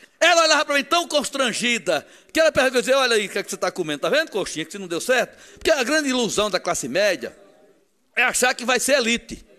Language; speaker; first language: Portuguese; native; Portuguese